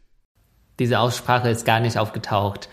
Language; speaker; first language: German; non-native, fluent; Chinese